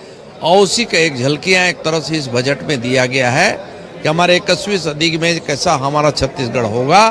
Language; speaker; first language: Hindi; native; Hindi